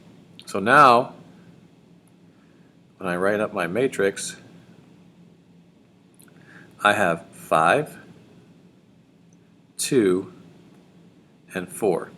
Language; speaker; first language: English; native; English